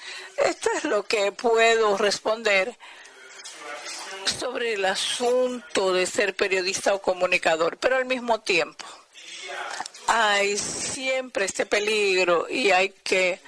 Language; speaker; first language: Spanish; non-native, fluent; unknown